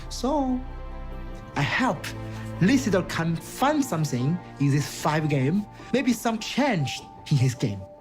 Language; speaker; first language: English; non-native, learner; Chinese